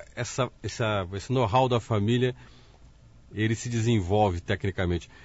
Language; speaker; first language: Portuguese; native; Portuguese